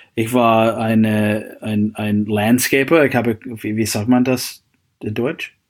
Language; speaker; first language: German; non-native, fluent; English